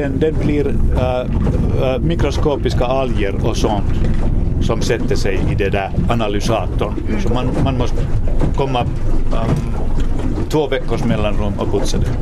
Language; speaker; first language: Swedish; non-native, local second language; Finnish